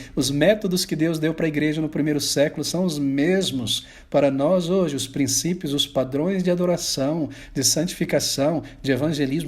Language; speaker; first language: Portuguese; native; Portuguese